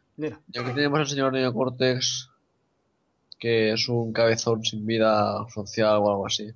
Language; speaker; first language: Spanish; native; Spanish